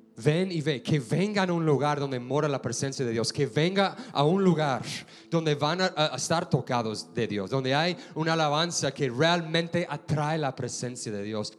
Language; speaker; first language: Spanish; non-native, fluent; English